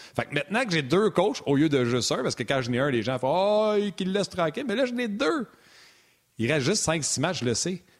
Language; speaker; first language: French; native; French